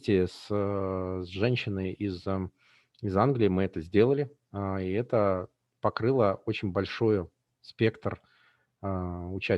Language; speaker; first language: Russian; native; Russian